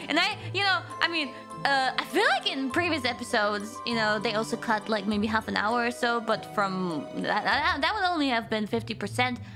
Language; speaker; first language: English; non-native, fluent; German